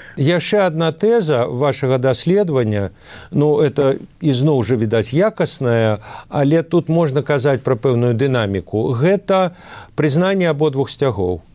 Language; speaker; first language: Belarusian; non-native, local second language; Russian